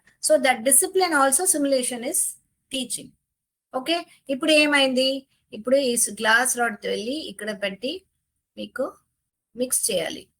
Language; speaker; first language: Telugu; non-native, learner; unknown